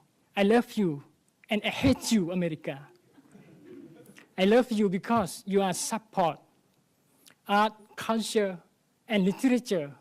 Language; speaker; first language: English; non-native, learner; Thai